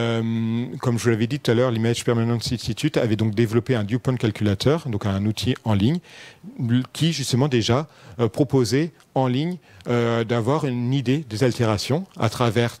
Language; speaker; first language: French; native; French